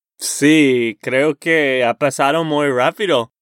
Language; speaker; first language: Spanish; non-native, fluent; English